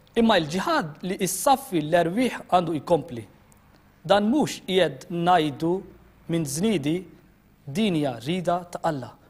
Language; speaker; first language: Maltese; non-native, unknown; Urdu